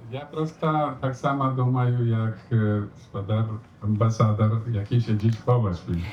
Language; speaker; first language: Polish; non-native, learner; Belarusian